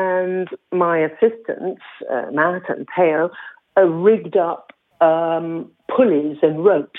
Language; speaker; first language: English; native; English